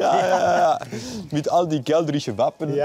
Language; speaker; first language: German; non-native, learner; Dutch